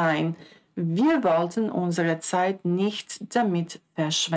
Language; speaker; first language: German; non-native, fluent; Croatian